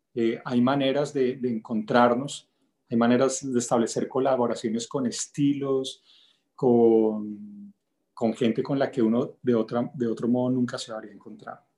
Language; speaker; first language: Spanish; native; Spanish